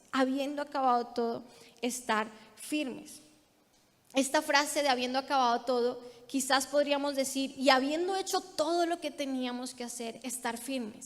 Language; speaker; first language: Spanish; native; Spanish